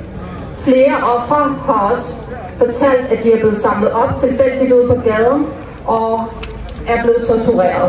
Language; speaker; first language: Danish; early bilingual, other home language; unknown